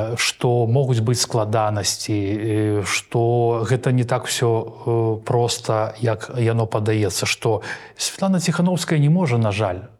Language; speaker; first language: Belarusian; non-native, local second language; Russian